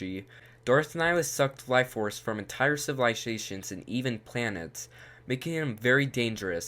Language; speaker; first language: English; native; English